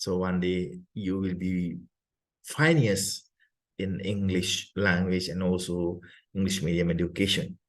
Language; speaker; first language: English; non-native, local second language; Sinhala